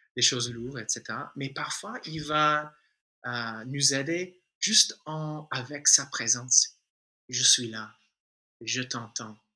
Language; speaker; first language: French; non-native, fluent; English